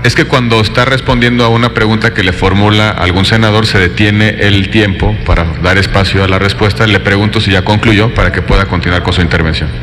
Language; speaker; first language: Spanish; native; Spanish